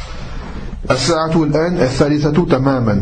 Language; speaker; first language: Arabic; non-native, fluent; French